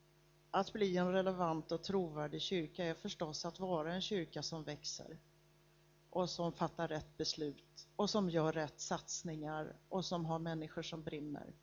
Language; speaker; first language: Swedish; native; Swedish